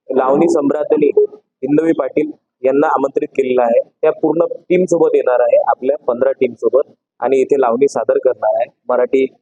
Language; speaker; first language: Marathi; native; Marathi